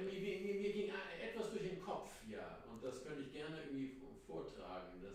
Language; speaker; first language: German; native; German